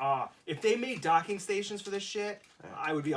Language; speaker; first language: English; native; English